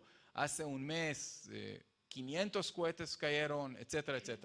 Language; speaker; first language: Spanish; non-native, fluent; Hebrew